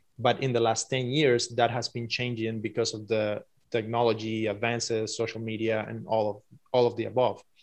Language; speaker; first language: English; non-native, fluent; Spanish